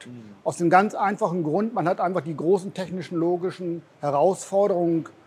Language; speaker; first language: German; native; German